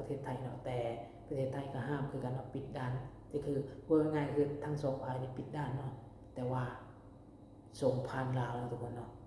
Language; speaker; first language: Thai; non-native, local second language; Lao